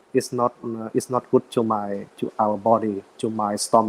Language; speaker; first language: English; non-native, learner; Vietnamese